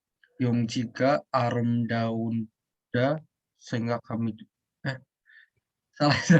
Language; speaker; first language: Korean; non-native, learner; Indonesian